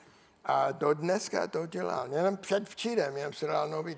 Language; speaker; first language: Czech; non-native, learner; English